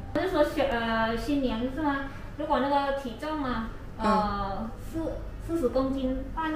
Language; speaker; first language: Chinese; non-native, learner; Thai